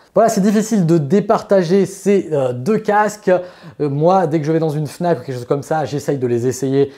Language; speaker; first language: French; native; French